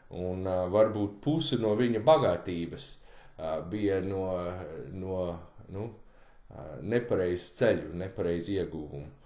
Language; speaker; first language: Latvian; early bilingual, heritage; Latvian